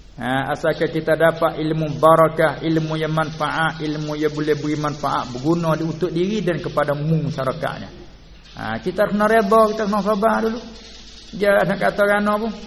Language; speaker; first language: Malay; native; Malay